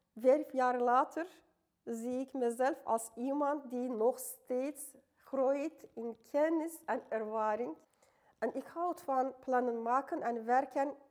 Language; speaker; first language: Dutch; non-native, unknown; Turkish